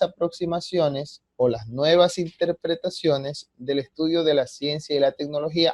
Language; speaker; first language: Spanish; native; Spanish